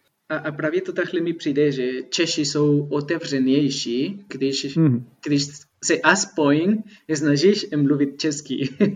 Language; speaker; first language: Czech; non-native, fluent; Spanish